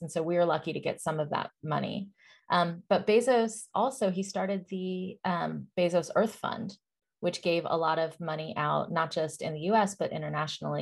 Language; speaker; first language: English; native; English